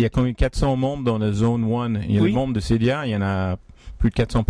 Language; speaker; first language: French; native; French